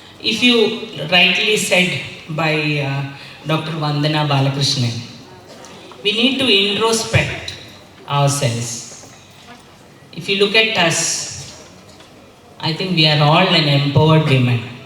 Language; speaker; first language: English; non-native, local second language; Malayalam